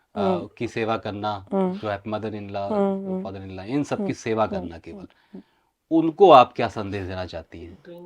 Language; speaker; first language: Hindi; native; Hindi